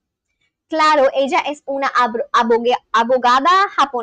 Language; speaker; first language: Spanish; non-native, learner; Bangla